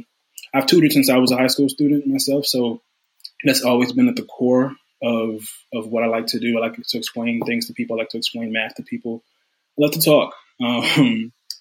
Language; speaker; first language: English; native; English